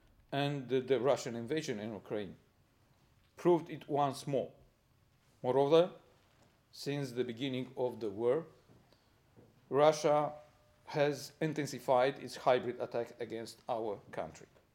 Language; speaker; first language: English; non-native, fluent; Romanian